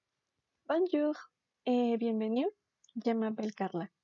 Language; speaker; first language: French; non-native, learner; Spanish